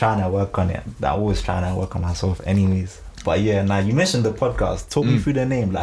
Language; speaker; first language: English; early bilingual, other home language; Shona